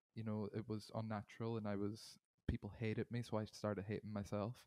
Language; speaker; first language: English; native; English